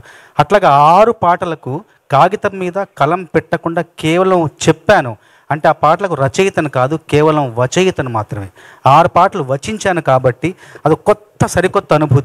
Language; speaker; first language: Telugu; native; Telugu